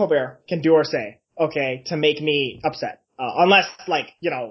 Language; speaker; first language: English; native; English